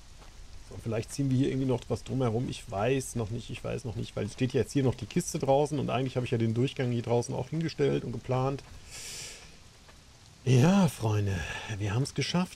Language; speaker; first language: German; native; German